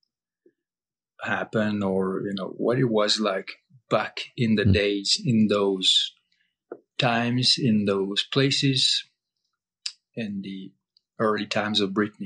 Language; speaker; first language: English; non-native, fluent; French